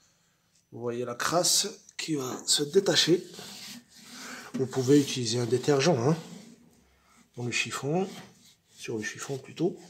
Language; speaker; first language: French; non-native, local second language; Arabic